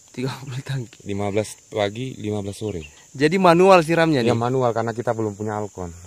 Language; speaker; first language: Indonesian; native; Indonesian